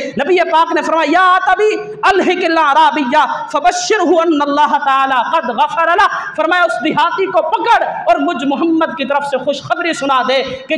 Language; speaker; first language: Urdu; native; Urdu